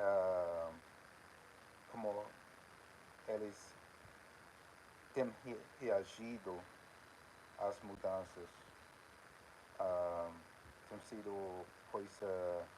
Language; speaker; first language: Portuguese; non-native, fluent; English